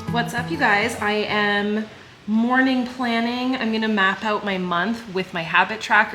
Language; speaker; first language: English; native; English